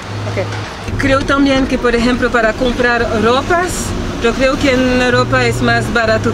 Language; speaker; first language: Spanish; non-native, learner; French